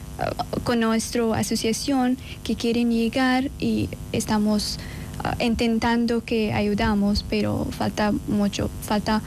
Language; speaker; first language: Spanish; non-native, learner; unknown